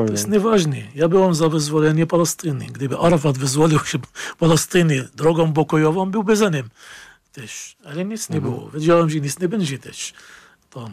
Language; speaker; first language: Polish; non-native, fluent; Arabic